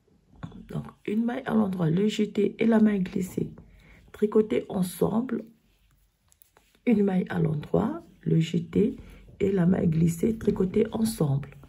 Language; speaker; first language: French; native; French